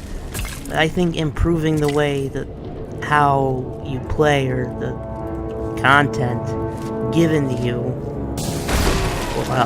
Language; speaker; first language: English; native; English